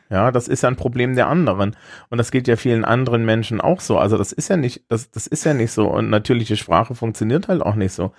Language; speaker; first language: German; native; German